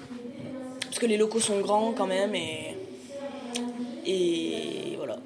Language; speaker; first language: French; native; French